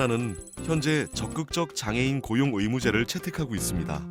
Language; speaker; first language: Korean; native; Korean